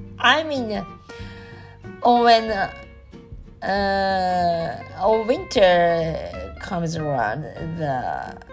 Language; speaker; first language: English; non-native, learner; Japanese